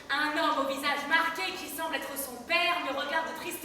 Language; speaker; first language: French; native; French